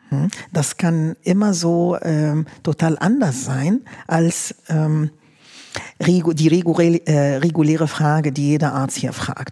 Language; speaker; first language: German; non-native, fluent; Arabic